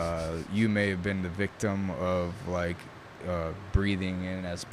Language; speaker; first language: English; early bilingual, other home language; Italian